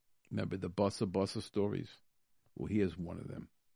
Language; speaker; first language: English; native; English